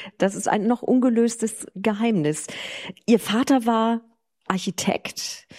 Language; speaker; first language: German; native; German